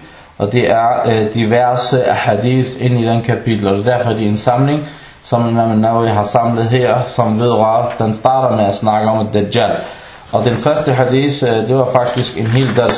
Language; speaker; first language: Danish; early bilingual, other home language; Arabic